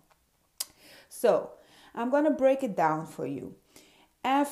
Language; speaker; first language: English; non-native, fluent; Dutch